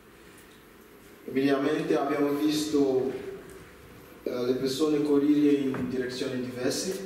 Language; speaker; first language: Italian; non-native, learner; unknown